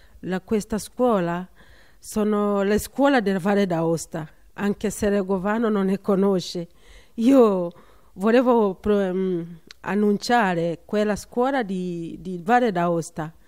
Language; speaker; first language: Italian; non-native, learner; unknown